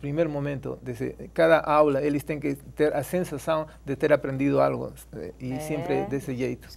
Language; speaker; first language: Portuguese; non-native, fluent; Spanish